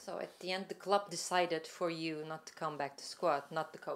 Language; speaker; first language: English; non-native, fluent; Turkish